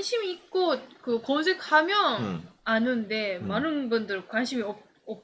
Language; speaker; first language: Korean; non-native, fluent; Japanese